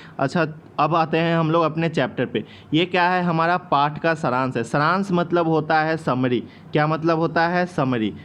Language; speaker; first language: Hindi; native; Hindi